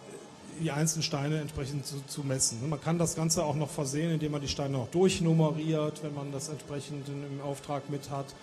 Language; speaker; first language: German; native; German